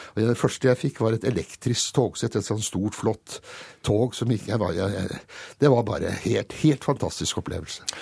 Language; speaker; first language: Norwegian; early bilingual, other home language; Hungarian